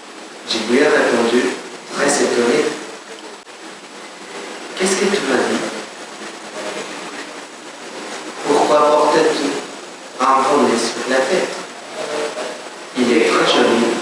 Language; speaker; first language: French; non-native, learner; Spanish